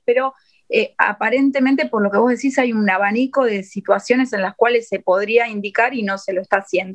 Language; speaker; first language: Spanish; native; Spanish